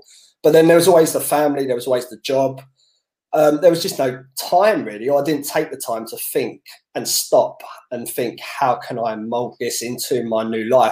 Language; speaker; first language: English; native; English